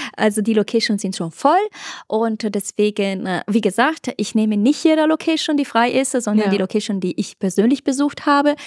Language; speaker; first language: German; non-native, fluent; Italian